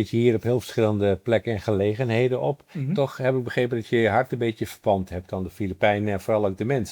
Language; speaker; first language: Dutch; native; Dutch